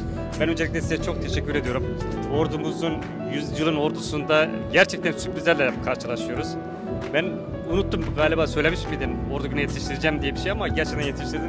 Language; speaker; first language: Turkish; native; Turkish